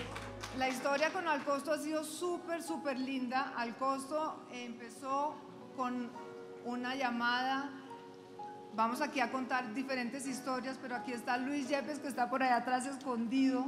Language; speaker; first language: Spanish; native; Spanish